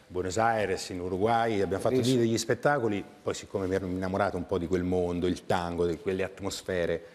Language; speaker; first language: Italian; native; Italian